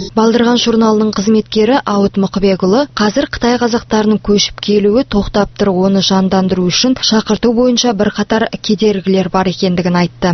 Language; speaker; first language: Kazakh; native; Kazakh